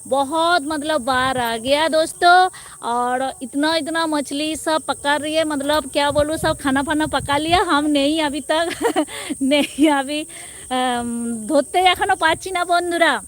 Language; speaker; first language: Hindi; non-native, local second language; Bangla